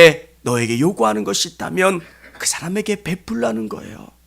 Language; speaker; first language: Korean; native; Korean